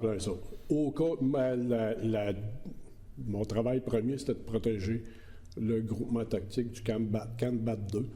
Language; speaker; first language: French; native; French